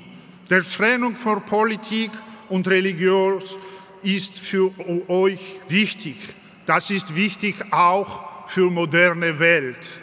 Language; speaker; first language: German; non-native, learner; Georgian